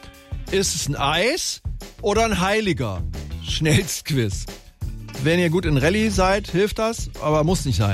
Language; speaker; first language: German; native; German